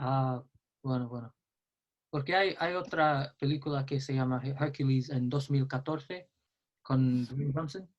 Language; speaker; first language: Spanish; non-native, learner; English